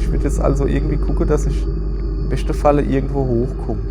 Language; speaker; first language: German; native; German